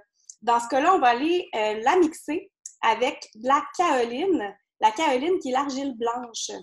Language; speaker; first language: French; native; French